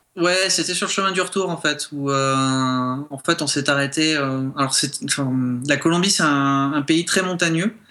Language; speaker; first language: French; native; French